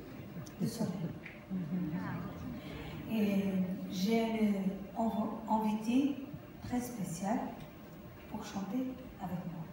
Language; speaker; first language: French; non-native, learner; Portuguese